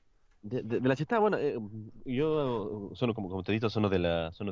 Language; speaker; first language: Italian; non-native, learner; Spanish